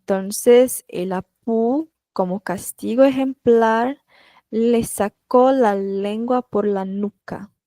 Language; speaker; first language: Spanish; non-native, fluent; Portuguese